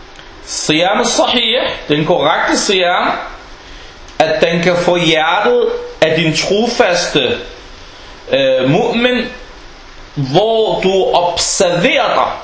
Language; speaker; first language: Danish; non-native, local second language; Arabic